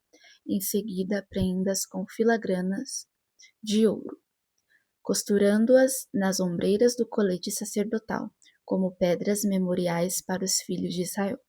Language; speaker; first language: Portuguese; native; Portuguese